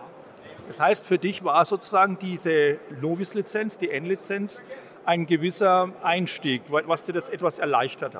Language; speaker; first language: German; native; German